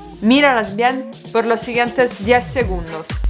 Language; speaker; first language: Spanish; non-native, fluent; Italian